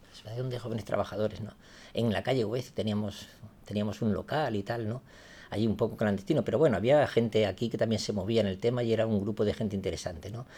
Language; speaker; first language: Spanish; native; Spanish